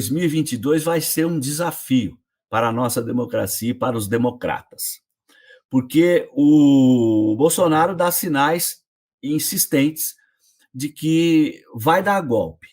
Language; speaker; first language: Portuguese; native; Portuguese